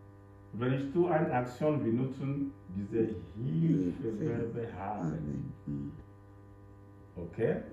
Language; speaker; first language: German; non-native, fluent; French